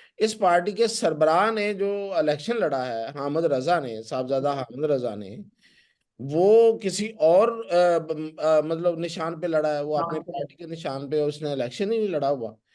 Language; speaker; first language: Urdu; non-native, local second language; Punjabi